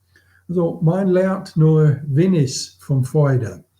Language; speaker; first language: German; non-native, fluent; English